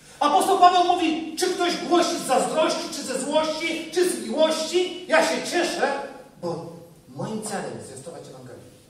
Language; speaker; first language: Polish; native; Polish